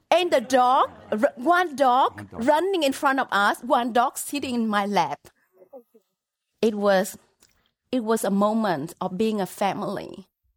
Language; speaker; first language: English; non-native, fluent; Vietnamese